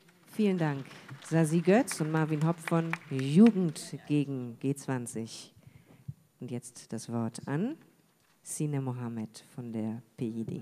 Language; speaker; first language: German; native; German